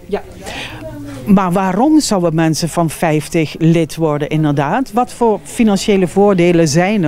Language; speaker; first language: Dutch; native; Dutch